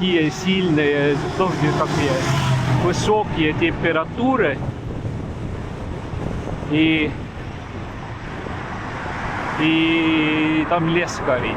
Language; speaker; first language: Russian; non-native, local second language; Estonian